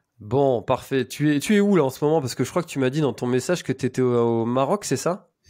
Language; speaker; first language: French; native; French